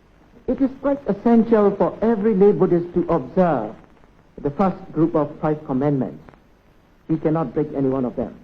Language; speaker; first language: English; non-native, local second language; Burmese